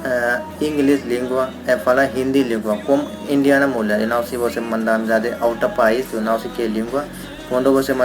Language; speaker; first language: Portuguese; non-native, learner; Hindi